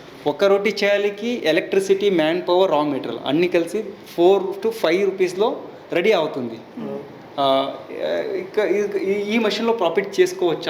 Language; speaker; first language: Telugu; non-native, local second language; Hindi